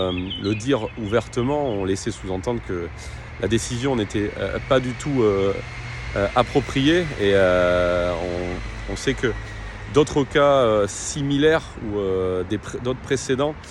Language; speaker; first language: French; native; French